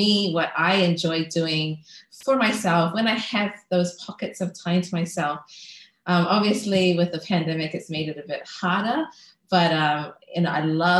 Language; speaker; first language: English; native; English